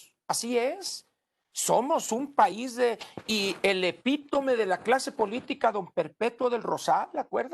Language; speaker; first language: Spanish; native; Spanish